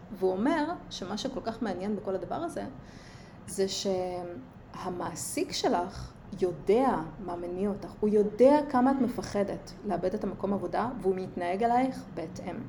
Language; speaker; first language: Hebrew; early bilingual, other home language; Russian